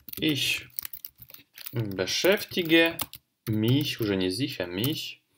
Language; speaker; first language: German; non-native, fluent; Russian